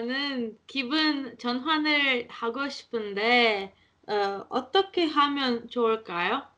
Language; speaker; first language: Korean; non-native, learner; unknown